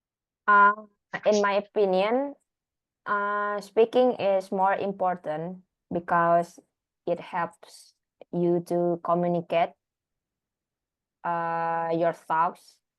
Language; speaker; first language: English; non-native, learner; Indonesian